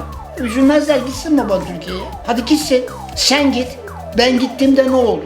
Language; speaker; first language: Turkish; native; Turkish